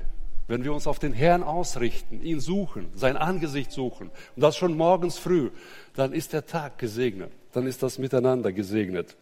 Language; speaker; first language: German; native; German